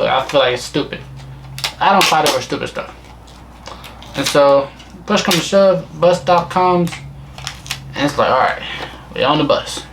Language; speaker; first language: English; native; English